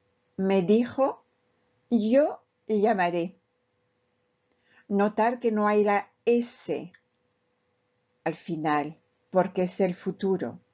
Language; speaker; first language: Spanish; non-native, fluent; French